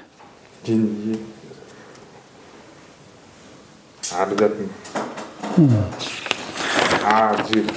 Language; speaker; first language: Russian; non-native, learner; Kyrgyz